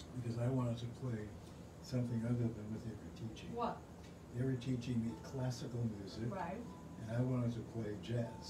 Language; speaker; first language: English; native; English